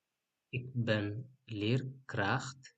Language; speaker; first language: Dutch; non-native, learner; Tigrinya